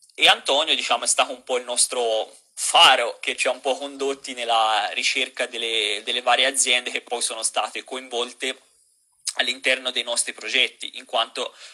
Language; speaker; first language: Italian; native; Italian